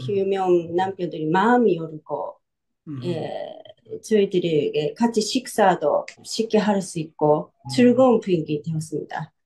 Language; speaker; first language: Korean; non-native, fluent; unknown